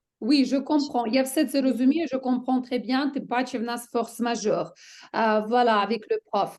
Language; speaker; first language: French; non-native, fluent; Ukrainian